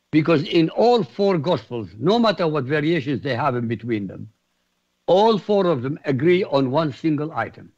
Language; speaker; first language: English; non-native, fluent; Arabic